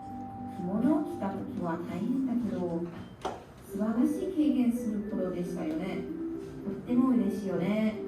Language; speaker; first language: Japanese; non-native, learner; Chinese